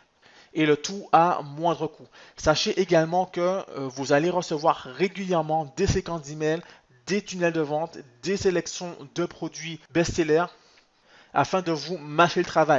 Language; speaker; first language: French; native; French